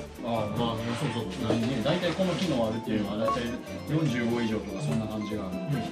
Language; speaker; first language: Japanese; native; Japanese